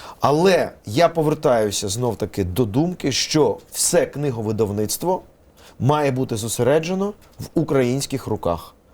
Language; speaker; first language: Ukrainian; non-native, local second language; Russian